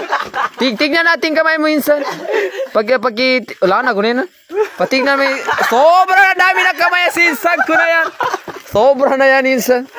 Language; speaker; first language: Filipino; non-native, local second language; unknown